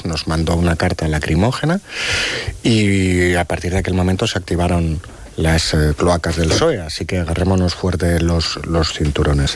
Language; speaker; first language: Spanish; native; Spanish